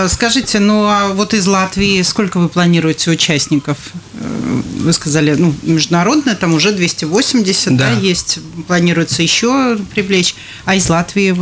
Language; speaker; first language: Russian; native; Russian